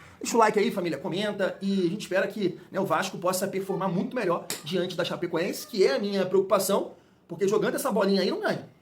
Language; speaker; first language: Portuguese; native; Portuguese